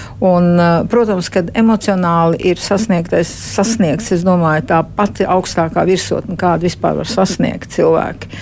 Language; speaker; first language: Latvian; early bilingual, heritage; Latvian